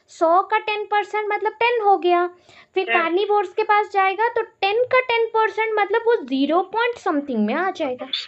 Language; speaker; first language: Hindi; non-native, local second language; Odia